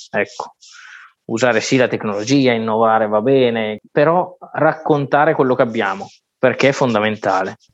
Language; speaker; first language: Italian; native; Italian